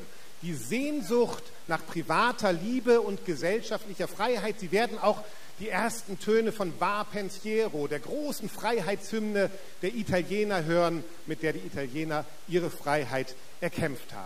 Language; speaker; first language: German; native; German